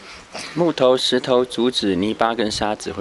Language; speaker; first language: Chinese; native; Chinese